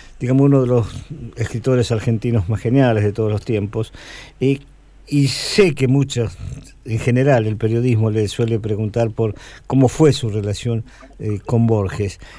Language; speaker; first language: Spanish; native; Spanish